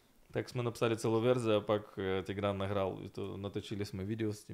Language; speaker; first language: Czech; non-native, fluent; Russian